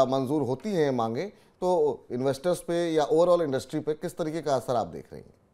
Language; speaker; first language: Hindi; native; Hindi